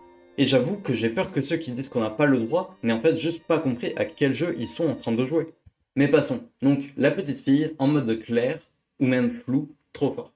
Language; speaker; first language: French; native; French